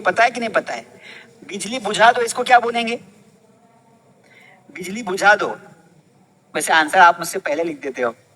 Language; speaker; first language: Hindi; native; Hindi